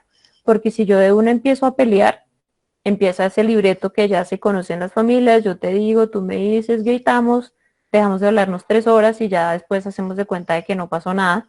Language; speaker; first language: Spanish; native; Spanish